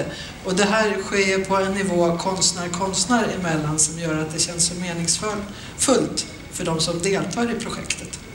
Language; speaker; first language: Swedish; native; Swedish